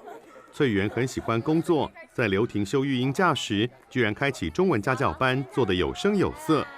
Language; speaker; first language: Chinese; native; Chinese